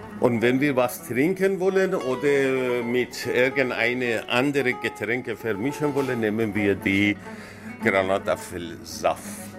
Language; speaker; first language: German; non-native, learner; Persian